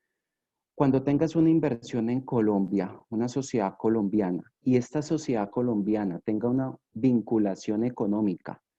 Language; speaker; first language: Spanish; native; Spanish